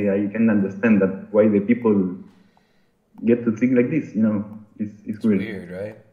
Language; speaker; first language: English; non-native, learner; Spanish